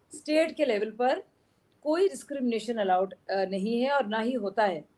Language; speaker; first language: Hindi; native; Hindi